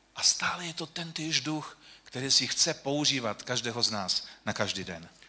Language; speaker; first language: Czech; non-native, local second language; Polish